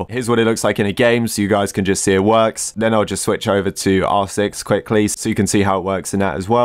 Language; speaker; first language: English; native; English